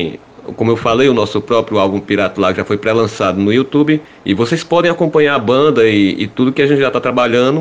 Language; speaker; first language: Portuguese; native; Portuguese